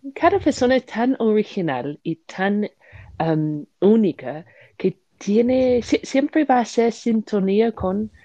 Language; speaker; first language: Spanish; non-native, fluent; English